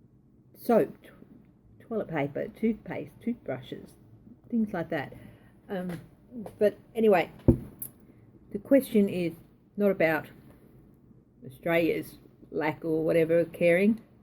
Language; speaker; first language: English; native; English